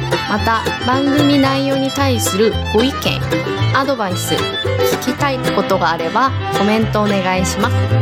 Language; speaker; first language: Japanese; non-native, fluent; Korean